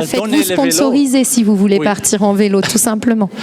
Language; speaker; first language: French; native; French